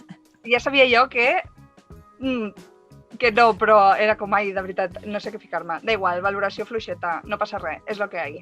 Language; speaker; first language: Catalan; native; Catalan